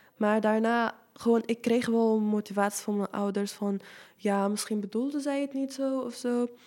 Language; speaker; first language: Dutch; non-native, fluent; Arabic